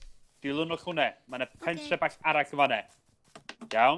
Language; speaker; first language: Welsh; native; Welsh